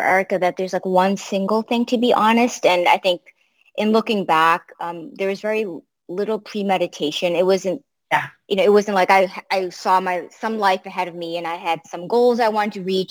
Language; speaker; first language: English; early bilingual, other home language; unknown